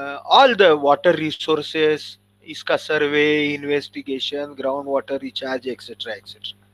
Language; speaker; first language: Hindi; non-native, local second language; Marathi